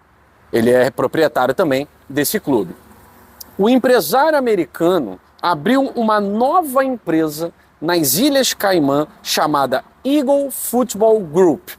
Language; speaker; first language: Portuguese; native; Portuguese